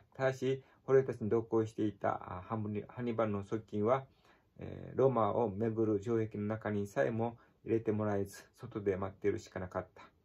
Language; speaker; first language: Japanese; native; Japanese